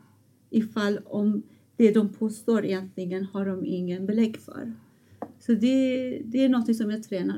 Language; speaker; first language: Swedish; non-native, fluent; Persian